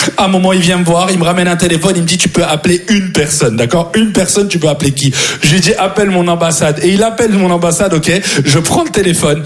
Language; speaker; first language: French; native; French